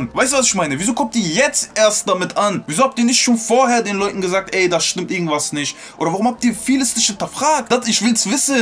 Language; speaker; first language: German; native; German